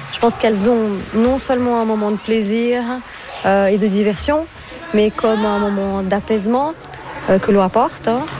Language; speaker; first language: French; non-native, fluent; Portuguese